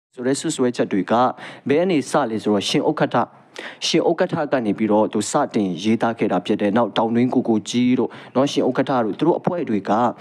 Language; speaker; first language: Burmese; native; Burmese